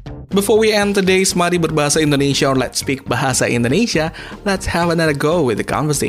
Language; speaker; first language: English; non-native, local second language; Indonesian